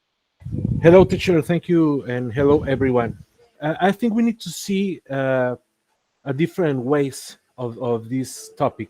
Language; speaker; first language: English; non-native, learner; Spanish